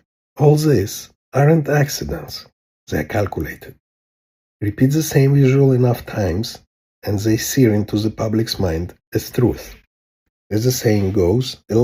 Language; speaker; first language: English; non-native, fluent; Hebrew